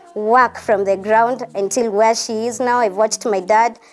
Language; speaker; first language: English; non-native, local second language; Kikuyu